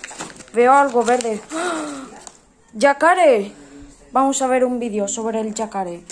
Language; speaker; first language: Spanish; native; Spanish